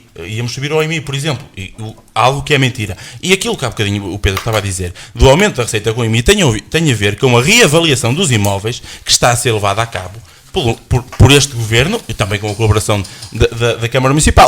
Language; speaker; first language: Portuguese; native; Portuguese